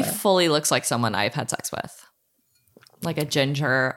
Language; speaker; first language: English; native; English